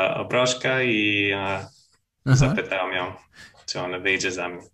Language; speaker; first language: Polish; non-native, fluent; English